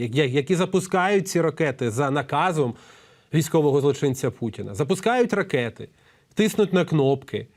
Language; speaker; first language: Ukrainian; native; Ukrainian